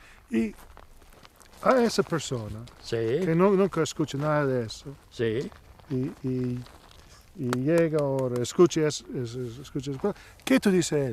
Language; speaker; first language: Spanish; non-native, learner; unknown